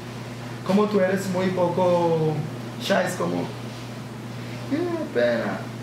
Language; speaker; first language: Spanish; non-native, learner; English